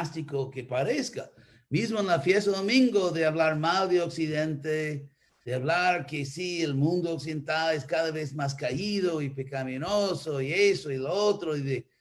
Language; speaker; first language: Spanish; non-native, fluent; English